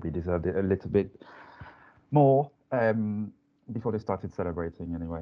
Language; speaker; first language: English; non-native, fluent; French